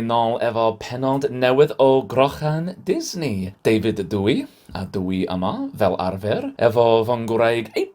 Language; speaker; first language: Welsh; non-native, learner; English